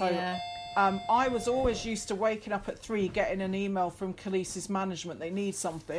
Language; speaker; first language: English; native; English